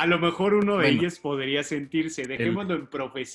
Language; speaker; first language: Spanish; native; Spanish